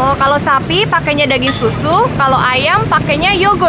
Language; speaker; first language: Indonesian; native; Indonesian